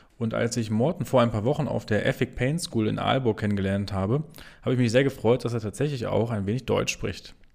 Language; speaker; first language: German; native; German